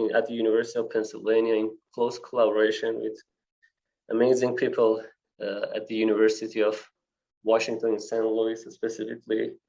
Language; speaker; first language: English; non-native, fluent; Persian